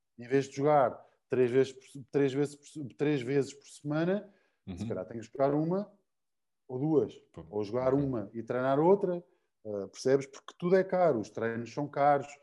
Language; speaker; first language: Portuguese; native; Portuguese